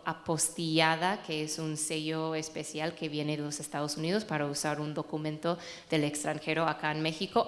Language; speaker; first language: Spanish; non-native, fluent; English